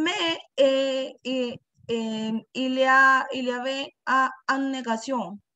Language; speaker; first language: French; non-native, learner; Spanish